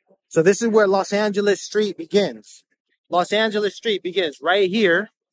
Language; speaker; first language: English; native; English